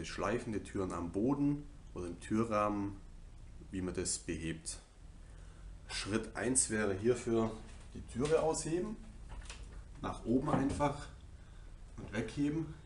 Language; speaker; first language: German; native; German